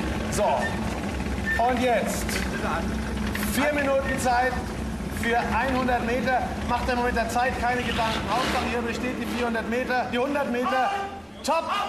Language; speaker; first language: German; native; German